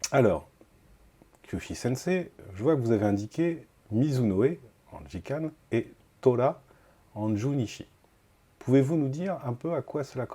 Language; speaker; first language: French; native; French